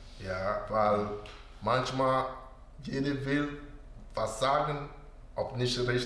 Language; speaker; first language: German; non-native, learner; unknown